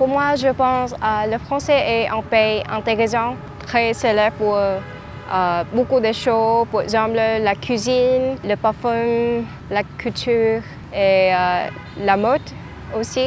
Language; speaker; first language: French; non-native, learner; Vietnamese